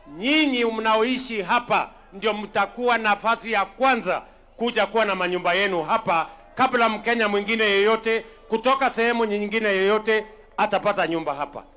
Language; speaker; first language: Swahili; non-native, local second language; Kalenjin